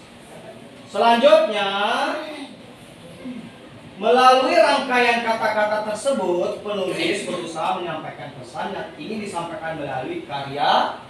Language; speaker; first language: Indonesian; native; Indonesian